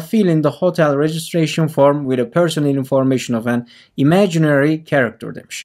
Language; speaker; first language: English; non-native, fluent; Turkish